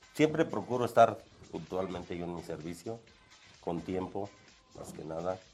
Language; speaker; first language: Spanish; native; Spanish